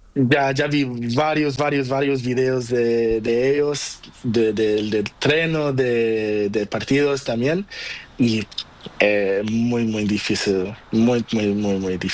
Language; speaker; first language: Spanish; non-native, learner; Portuguese